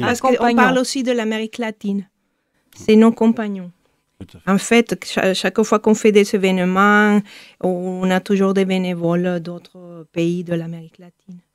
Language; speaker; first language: French; non-native, fluent; Spanish